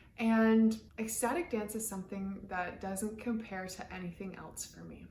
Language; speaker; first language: English; native; English